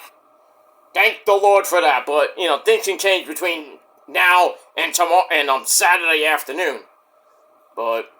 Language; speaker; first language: English; native; English